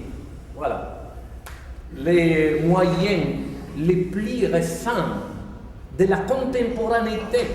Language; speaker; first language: French; non-native, fluent; Italian